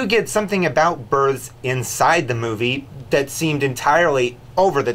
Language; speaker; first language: English; native; English